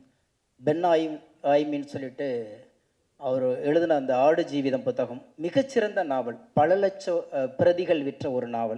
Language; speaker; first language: Tamil; native; Tamil